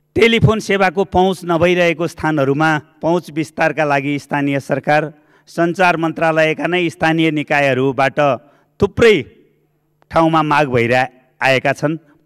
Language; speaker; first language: Nepali; native; Nepali